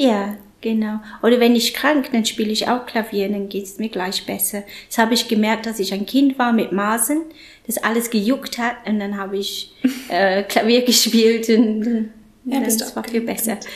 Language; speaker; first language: German; non-native, fluent; English